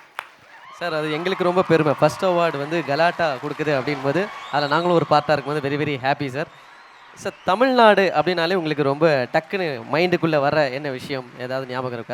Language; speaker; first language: Tamil; native; Tamil